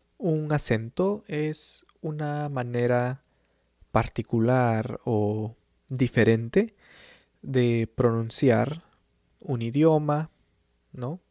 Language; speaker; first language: Spanish; native; Spanish